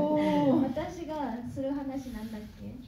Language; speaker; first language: Japanese; native; Japanese